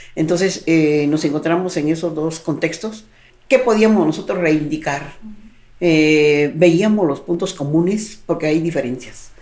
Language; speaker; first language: Spanish; native; Spanish